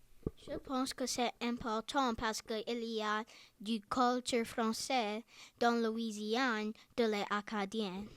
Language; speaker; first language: French; non-native, local second language; English